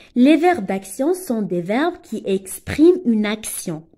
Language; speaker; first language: French; non-native, local second language; Arabic